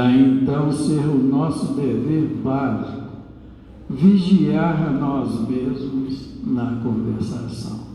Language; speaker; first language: Portuguese; native; Portuguese